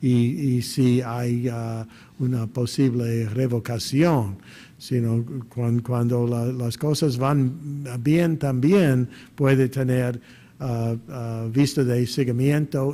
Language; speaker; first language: Spanish; non-native, fluent; English